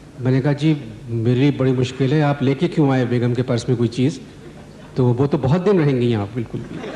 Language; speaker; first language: Urdu; native; Urdu